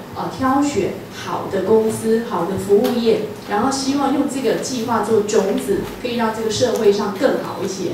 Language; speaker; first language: Chinese; native; Chinese